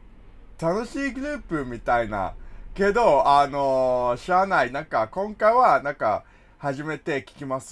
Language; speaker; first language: Japanese; non-native, learner; English